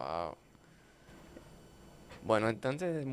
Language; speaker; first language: Spanish; non-native, learner; French